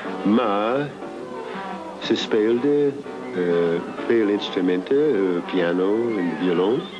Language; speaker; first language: Dutch; non-native, fluent; English